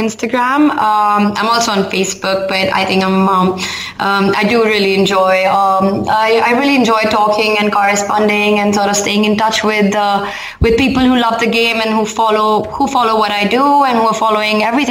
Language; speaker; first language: English; non-native, local second language; Hindi